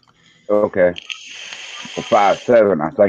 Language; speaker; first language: English; native; English